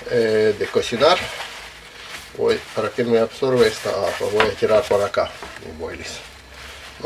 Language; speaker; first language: Spanish; non-native, learner; Russian